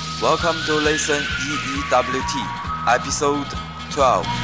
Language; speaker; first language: English; non-native, fluent; Chinese